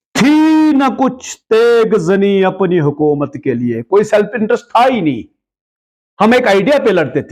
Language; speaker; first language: Urdu; native; Urdu